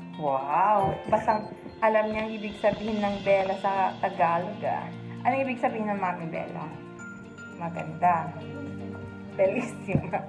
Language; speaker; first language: Filipino; native; Filipino